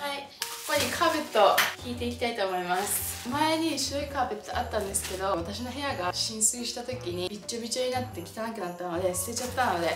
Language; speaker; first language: Japanese; native; Japanese